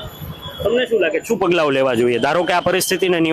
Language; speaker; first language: Gujarati; native; Gujarati